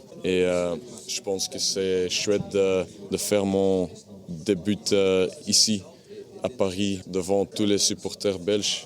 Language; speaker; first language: French; non-native, fluent; Dutch